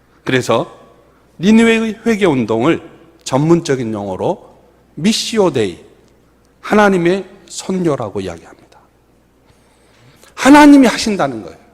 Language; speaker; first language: Korean; native; Korean